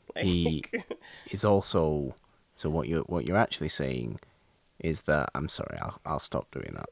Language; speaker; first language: English; native; English